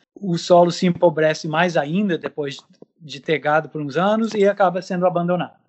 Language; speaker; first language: Portuguese; non-native, fluent; English